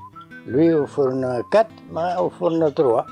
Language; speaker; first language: French; non-native, learner; Portuguese